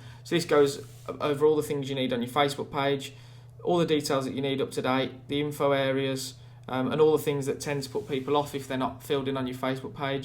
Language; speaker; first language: English; native; English